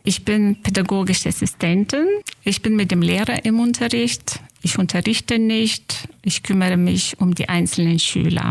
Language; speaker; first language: German; non-native, fluent; Lithuanian